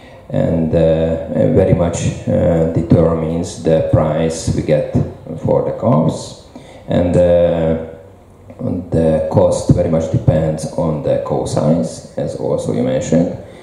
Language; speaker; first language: English; non-native, fluent; Hungarian